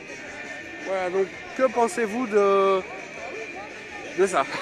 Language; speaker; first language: French; native; French